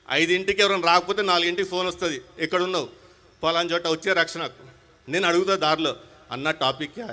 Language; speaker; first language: Telugu; non-native, local second language; Hindi